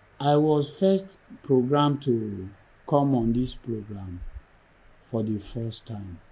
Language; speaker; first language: Nigerian Pidgin; non-native, local second language; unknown